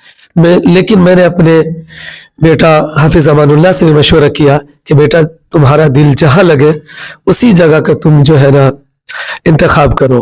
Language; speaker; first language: Urdu; native; Urdu